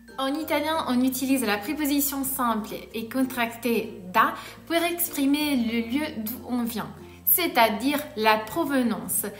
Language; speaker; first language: French; non-native, fluent; Italian